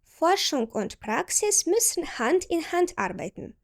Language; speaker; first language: German; non-native, fluent; Ukrainian